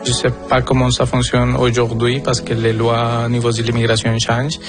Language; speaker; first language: French; non-native, fluent; Spanish